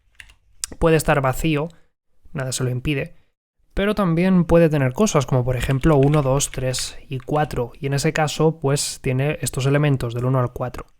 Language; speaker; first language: Spanish; native; Spanish